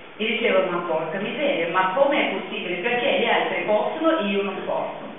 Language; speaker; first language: Italian; non-native, fluent; Russian